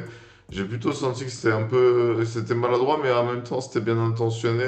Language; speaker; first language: French; native; French